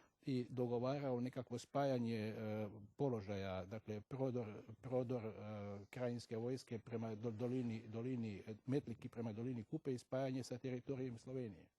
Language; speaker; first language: Croatian; native; Croatian